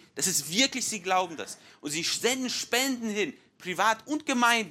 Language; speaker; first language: German; non-native, fluent; English